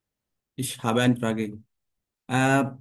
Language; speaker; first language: German; non-native, fluent; Bangla